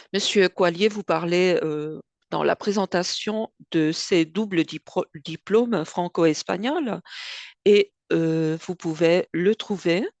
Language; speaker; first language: French; non-native, fluent; Spanish